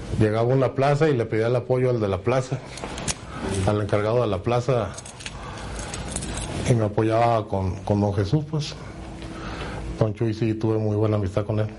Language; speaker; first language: Spanish; native; Spanish